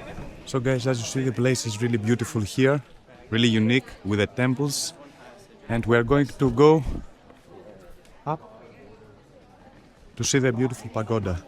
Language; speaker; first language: English; non-native, fluent; Greek